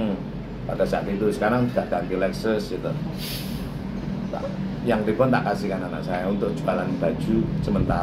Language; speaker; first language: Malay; non-native, local second language; Javanese